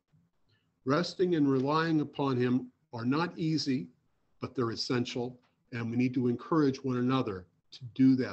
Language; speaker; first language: English; native; English